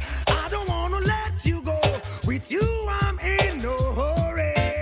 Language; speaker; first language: English; non-native, fluent; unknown